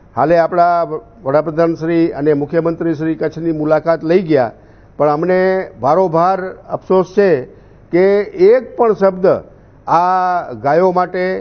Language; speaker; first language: Gujarati; native; Gujarati